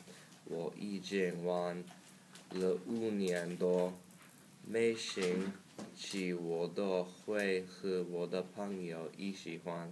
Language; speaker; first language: Chinese; non-native, learner; English